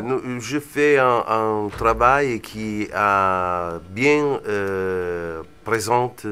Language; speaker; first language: French; non-native, fluent; Italian